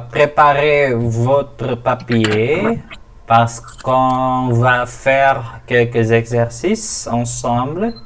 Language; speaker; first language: French; non-native, fluent; Indonesian